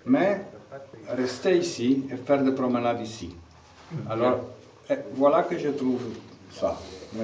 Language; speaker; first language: French; non-native, fluent; Italian